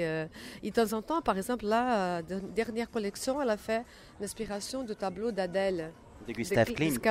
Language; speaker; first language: French; non-native, learner; Portuguese